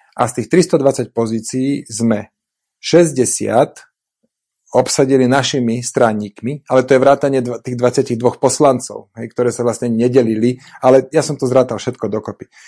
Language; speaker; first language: Slovak; native; Slovak